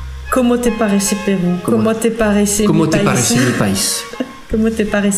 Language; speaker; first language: Spanish; non-native, learner; French